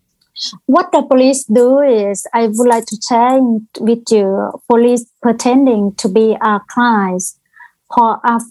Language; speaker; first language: English; non-native, learner; Thai